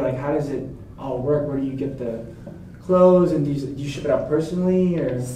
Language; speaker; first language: English; native; English